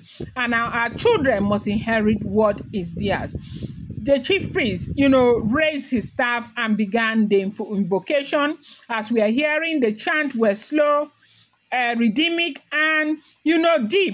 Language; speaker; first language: English; non-native, local second language; Yoruba